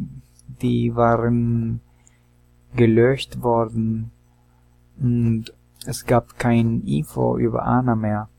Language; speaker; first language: German; non-native, learner; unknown